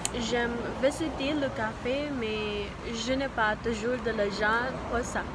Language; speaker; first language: French; non-native, learner; Filipino